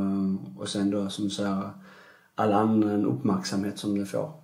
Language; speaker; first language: Swedish; native; Swedish